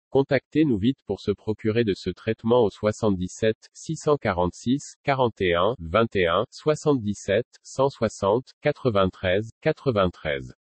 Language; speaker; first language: French; non-native, local second language; Wolof